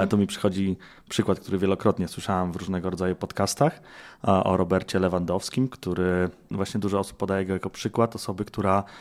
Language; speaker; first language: Polish; native; Polish